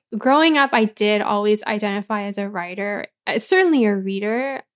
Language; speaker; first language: English; native; English